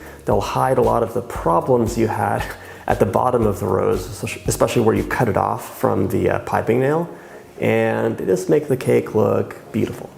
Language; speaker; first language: English; native; English